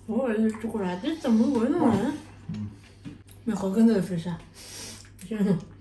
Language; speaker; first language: Spanish; native; Spanish